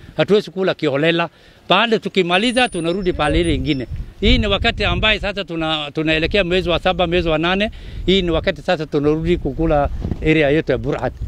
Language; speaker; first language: Swahili; non-native, local second language; Somali